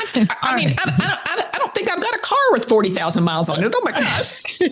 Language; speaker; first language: English; native; English